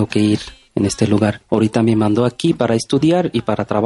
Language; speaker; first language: Spanish; non-native, learner; Bangla